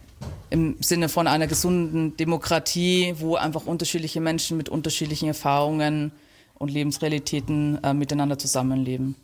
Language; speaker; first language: German; native; German